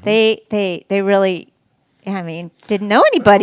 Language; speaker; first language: English; native; English